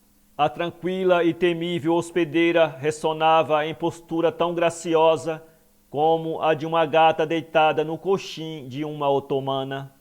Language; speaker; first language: Portuguese; native; Portuguese